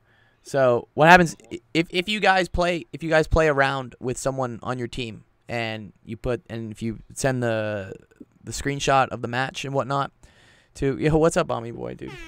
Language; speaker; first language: English; native; English